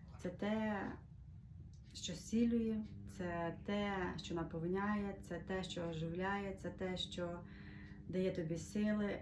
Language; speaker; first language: Ukrainian; native; Ukrainian